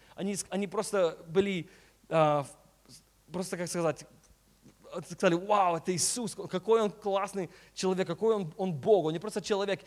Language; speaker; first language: Russian; early bilingual, heritage; Russian